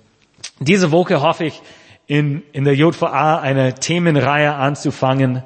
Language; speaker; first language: German; non-native, fluent; English